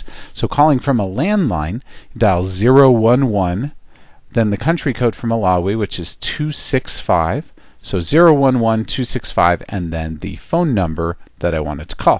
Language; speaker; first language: English; native; English